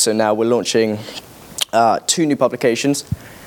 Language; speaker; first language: English; native; English